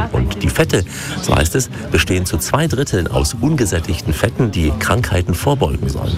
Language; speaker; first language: German; native; German